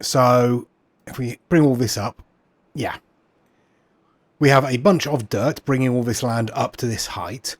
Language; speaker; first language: English; native; English